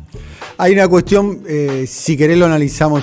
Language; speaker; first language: Spanish; native; Spanish